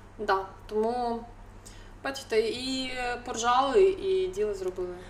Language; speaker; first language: Ukrainian; non-native, local second language; Russian